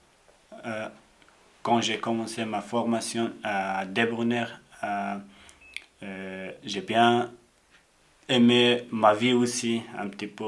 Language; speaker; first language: French; non-native, learner; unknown